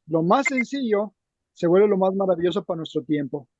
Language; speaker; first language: Spanish; native; Spanish